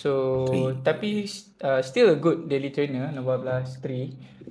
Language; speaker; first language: English; non-native, local second language; Malay